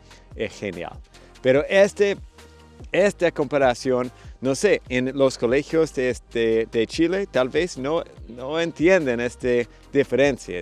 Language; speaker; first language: Spanish; non-native, fluent; English